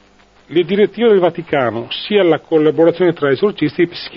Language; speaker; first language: Italian; native; Italian